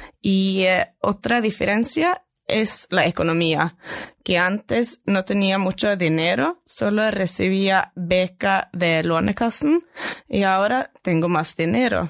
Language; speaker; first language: Spanish; non-native, fluent; Norwegian